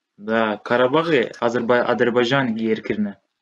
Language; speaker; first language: Russian; non-native, learner; Azerbaijani